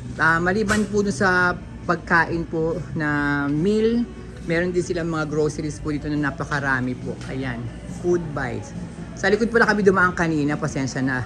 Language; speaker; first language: Filipino; native; Filipino